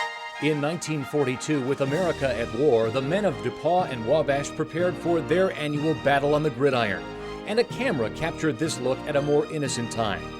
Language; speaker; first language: English; native; English